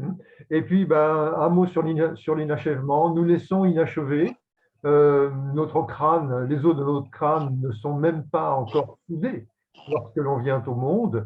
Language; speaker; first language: French; native; French